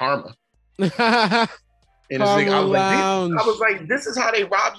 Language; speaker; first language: English; native; English